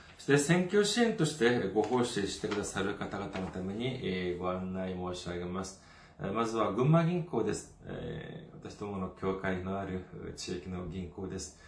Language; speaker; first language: Japanese; non-native, fluent; Korean